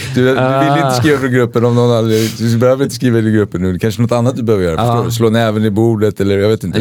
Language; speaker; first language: Swedish; native; Swedish